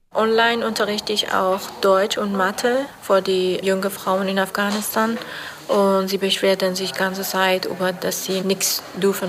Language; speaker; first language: German; non-native, learner; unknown